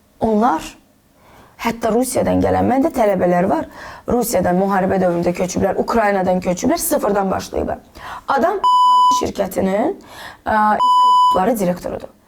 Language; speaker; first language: Azerbaijani; non-native, local second language; Russian